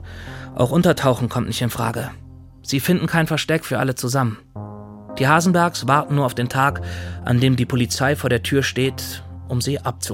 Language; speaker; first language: German; native; German